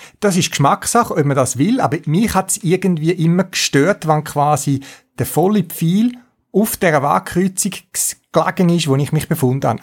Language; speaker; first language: German; native; German